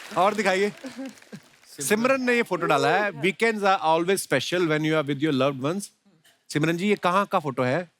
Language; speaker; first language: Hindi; non-native, local second language; Punjabi